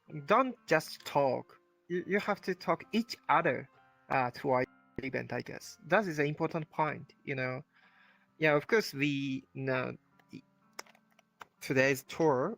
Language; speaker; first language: English; non-native, learner; Japanese